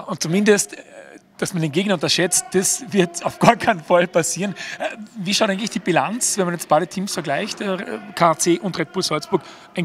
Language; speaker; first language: German; native; German